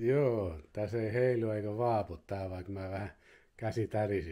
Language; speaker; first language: Finnish; native; Finnish